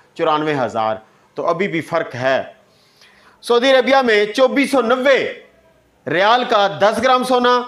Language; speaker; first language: Urdu; non-native, local second language; Punjabi